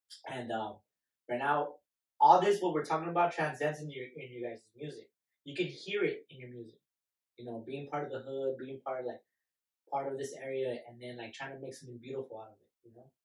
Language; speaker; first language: English; early bilingual, other home language; Spanish